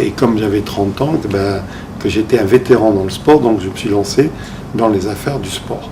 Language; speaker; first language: French; non-native, local second language; Arabic